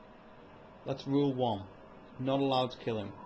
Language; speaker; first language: English; native; English